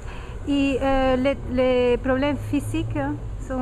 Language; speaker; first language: French; non-native, fluent; Spanish